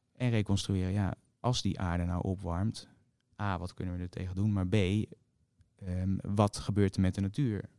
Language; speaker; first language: Dutch; native; Dutch